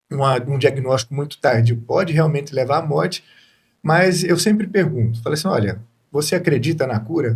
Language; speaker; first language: Portuguese; native; Portuguese